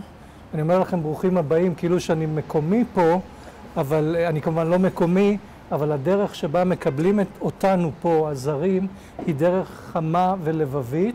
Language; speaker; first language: Hebrew; native; Hebrew